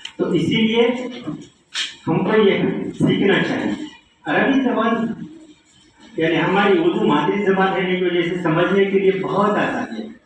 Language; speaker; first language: Urdu; native; Urdu